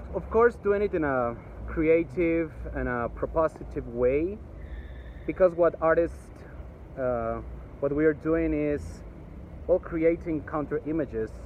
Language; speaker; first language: English; early bilingual, other home language; Spanish